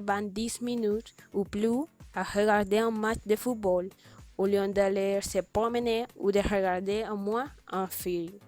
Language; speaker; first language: French; non-native, learner; Spanish